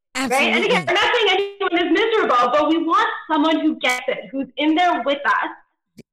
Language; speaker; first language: English; native; English